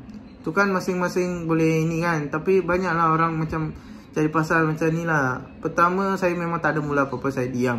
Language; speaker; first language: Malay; non-native, local second language; Tamil